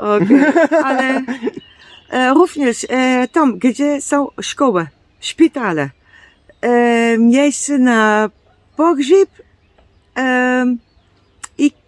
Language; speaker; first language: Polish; non-native, learner; Dutch